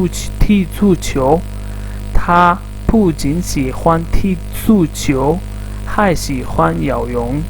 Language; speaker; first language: Chinese; non-native, fluent; Urdu